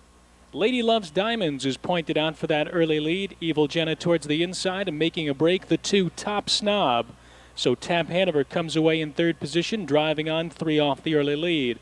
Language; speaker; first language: English; native; English